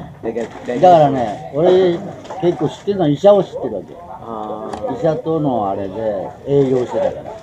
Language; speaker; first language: Japanese; native; Japanese